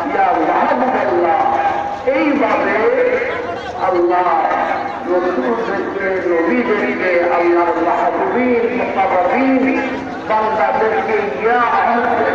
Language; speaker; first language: Bangla; native; Bangla